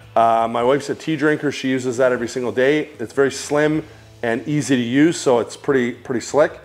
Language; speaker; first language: English; native; English